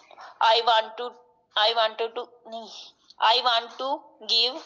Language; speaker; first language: English; non-native, learner; Hindi